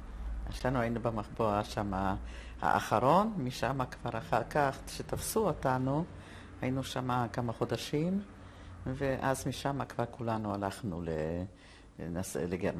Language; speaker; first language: Hebrew; non-native, fluent; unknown